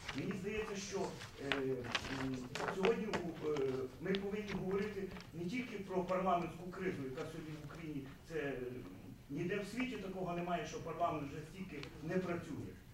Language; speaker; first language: Ukrainian; native; Ukrainian